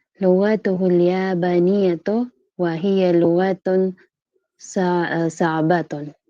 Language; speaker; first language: Arabic; non-native, learner; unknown